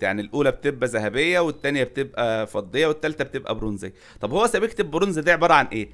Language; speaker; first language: Arabic; native; Arabic